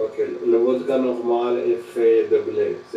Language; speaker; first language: French; non-native, fluent; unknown